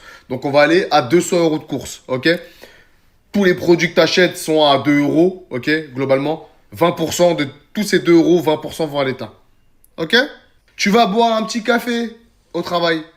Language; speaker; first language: French; native; French